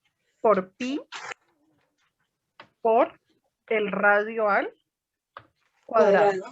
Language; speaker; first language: Spanish; native; Spanish